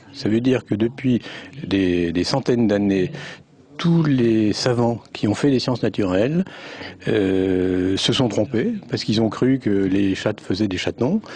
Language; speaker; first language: French; native; French